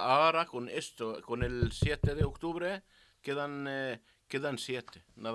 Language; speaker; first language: Spanish; non-native, learner; Arabic